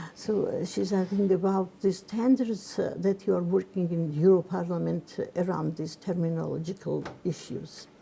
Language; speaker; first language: English; non-native, fluent; Georgian